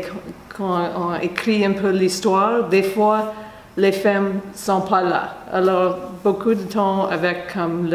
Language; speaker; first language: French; non-native, fluent; English